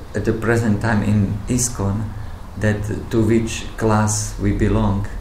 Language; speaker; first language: English; non-native, learner; Slovak